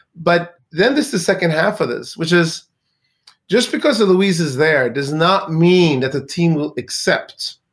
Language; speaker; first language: English; early bilingual, other home language; Swedish